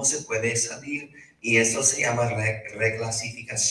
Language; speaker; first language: Spanish; early bilingual, heritage; Spanish